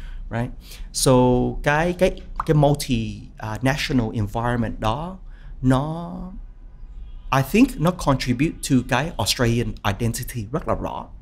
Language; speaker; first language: English; early bilingual, other home language; Vietnamese